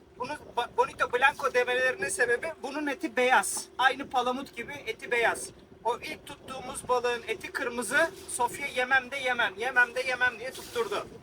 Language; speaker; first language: Turkish; native; Turkish